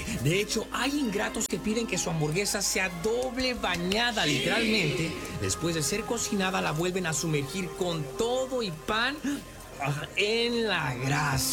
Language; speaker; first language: Spanish; native; Spanish